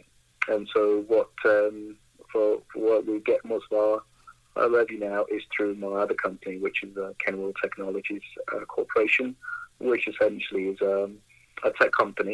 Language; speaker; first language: English; non-native, local second language; Akan